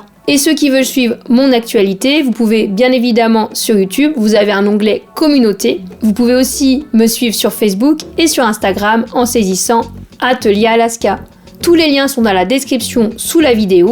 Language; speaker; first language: French; native; French